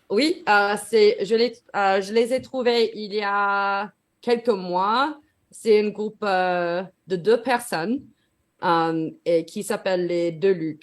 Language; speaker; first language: French; non-native, learner; English